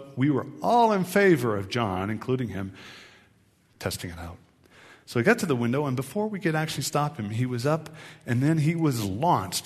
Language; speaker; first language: English; native; English